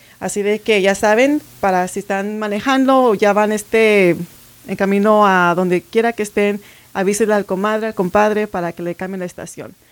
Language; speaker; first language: Spanish; early bilingual, heritage; Spanish